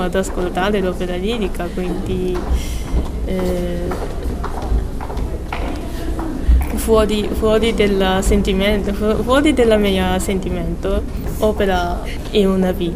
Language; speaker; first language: Italian; non-native, learner; Japanese